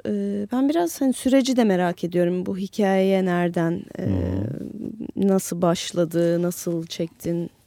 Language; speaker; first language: Turkish; native; Turkish